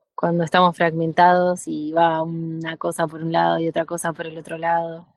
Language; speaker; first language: Spanish; native; Spanish